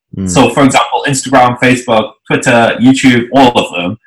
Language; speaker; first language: English; native; English